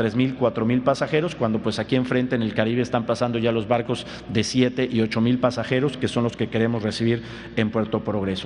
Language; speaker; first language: Spanish; native; Spanish